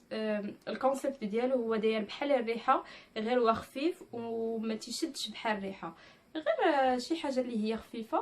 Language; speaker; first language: Arabic; native; Arabic